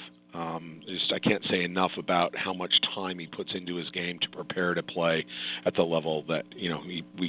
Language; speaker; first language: English; native; English